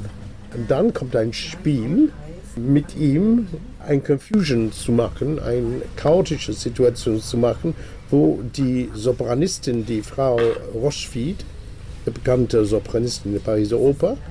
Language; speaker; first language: German; non-native, fluent; English